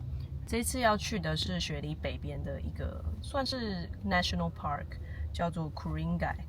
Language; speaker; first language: Chinese; non-native, fluent; Serbian